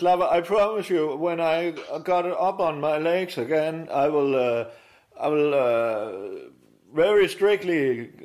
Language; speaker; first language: English; non-native, fluent; Danish